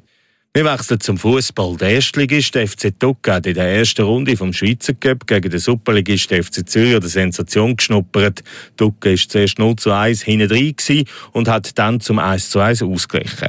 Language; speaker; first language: German; native; German